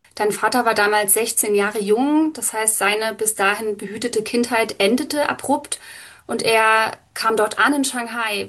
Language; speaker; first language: German; native; German